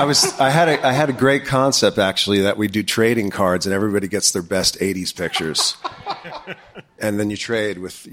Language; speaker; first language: English; native; English